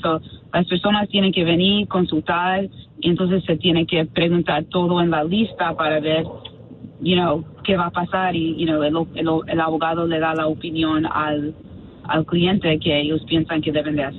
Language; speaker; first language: Spanish; early bilingual, other home language; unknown